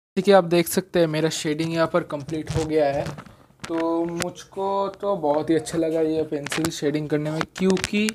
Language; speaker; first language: Hindi; non-native, local second language; Bangla